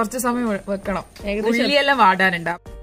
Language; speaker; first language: Malayalam; native; Malayalam